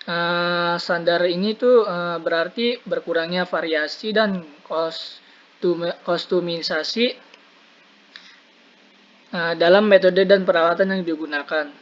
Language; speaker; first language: Indonesian; native; Indonesian